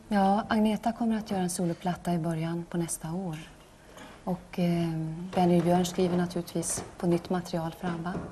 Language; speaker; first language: Swedish; early bilingual, other home language; Norwegian